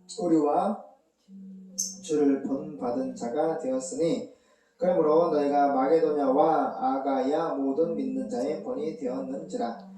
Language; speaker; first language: Korean; native; Korean